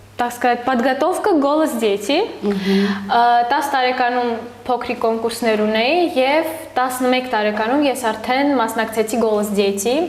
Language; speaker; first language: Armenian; early bilingual, heritage; Armenian